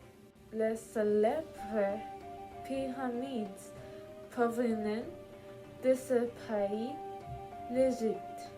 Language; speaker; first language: French; non-native, learner; Portuguese